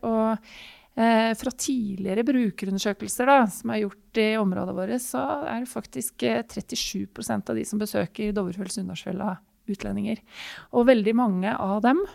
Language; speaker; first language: Norwegian; native; Norwegian